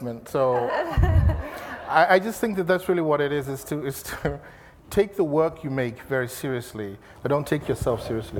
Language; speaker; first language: English; non-native, local second language; Igbo